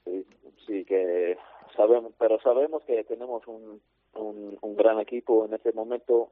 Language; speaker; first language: Spanish; non-native, fluent; English